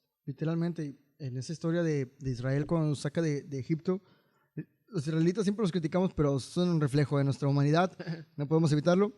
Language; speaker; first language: Spanish; native; Spanish